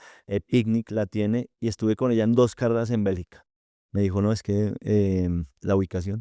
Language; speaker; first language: Spanish; native; Spanish